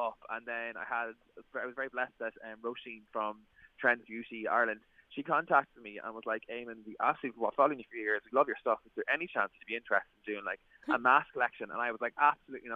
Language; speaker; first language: English; native; English